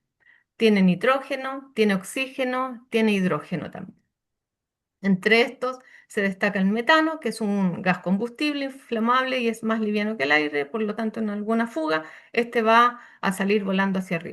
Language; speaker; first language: Spanish; native; Spanish